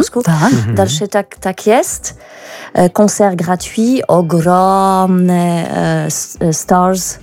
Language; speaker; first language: Polish; non-native, learner; French